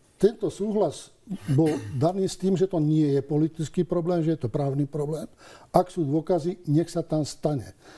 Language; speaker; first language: Slovak; native; Slovak